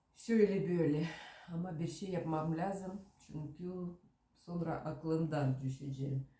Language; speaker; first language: Turkish; early bilingual, heritage; Ukrainian